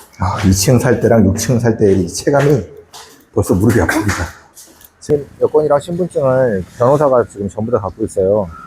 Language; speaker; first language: Korean; native; Korean